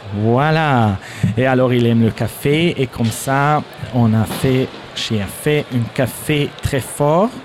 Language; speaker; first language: French; non-native, fluent; German